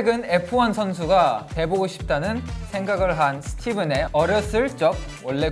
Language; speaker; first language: Korean; native; Korean